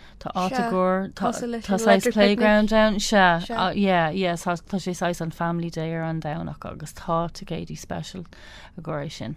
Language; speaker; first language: Irish; non-native, local second language; English